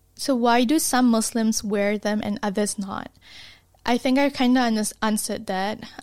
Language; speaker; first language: English; non-native, local second language; Malay